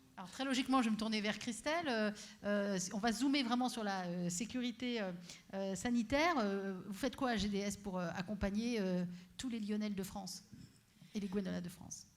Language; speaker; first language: French; native; French